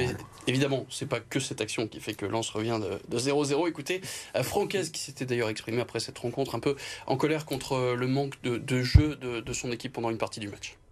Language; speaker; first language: French; native; French